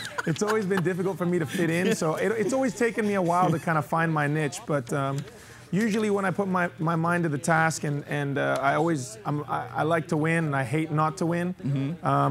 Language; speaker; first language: English; early bilingual, other home language; Spanish